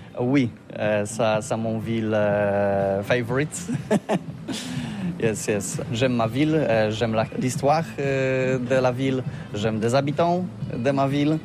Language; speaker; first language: French; non-native, learner; Polish